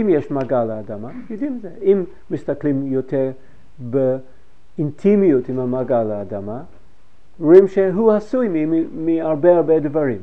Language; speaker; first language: Hebrew; non-native, fluent; English